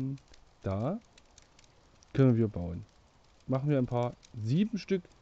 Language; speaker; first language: German; native; German